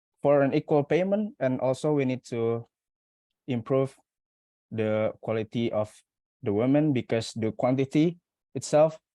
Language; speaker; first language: English; non-native, learner; Indonesian